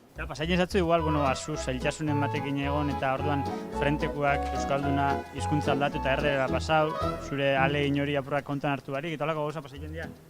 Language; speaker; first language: Basque; native; Basque